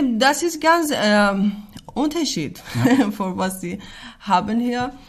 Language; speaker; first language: German; non-native, learner; Persian